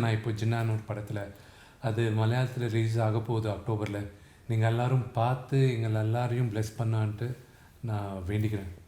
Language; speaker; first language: Tamil; non-native, local second language; Telugu